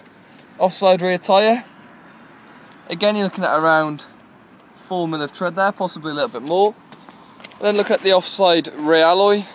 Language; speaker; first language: English; native; English